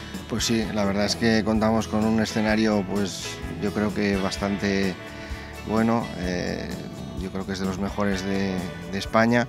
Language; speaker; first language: Spanish; native; Spanish